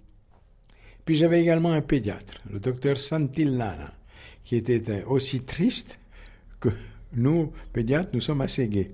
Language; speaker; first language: French; native; French